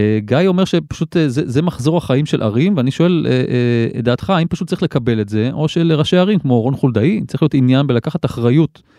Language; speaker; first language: Hebrew; native; Hebrew